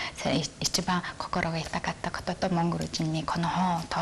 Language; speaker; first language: Japanese; non-native, fluent; Mongolian